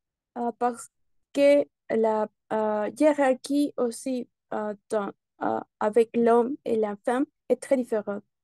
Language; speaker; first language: French; non-native, learner; Spanish